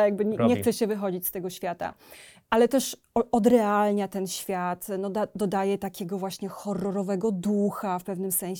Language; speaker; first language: Polish; native; Polish